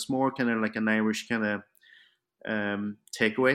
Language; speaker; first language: English; early bilingual, other home language; Cantonese